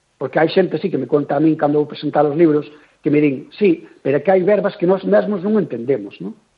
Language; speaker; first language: Galician; native; Galician